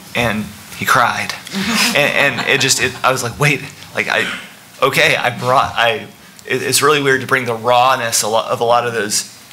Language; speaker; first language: English; native; English